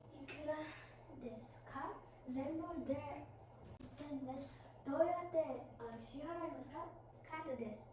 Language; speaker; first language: Japanese; non-native, learner; Lithuanian